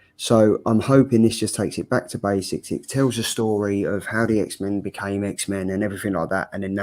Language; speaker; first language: English; native; English